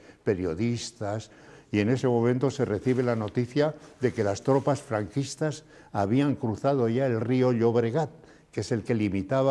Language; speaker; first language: Spanish; native; Spanish